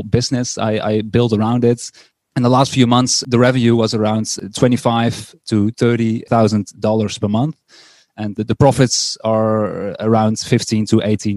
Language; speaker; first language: English; non-native, fluent; Dutch